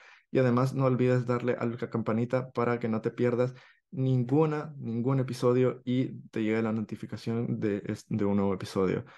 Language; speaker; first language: Spanish; native; Spanish